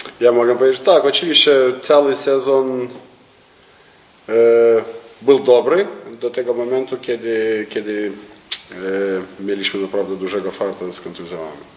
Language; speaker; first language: Polish; non-native, learner; Lithuanian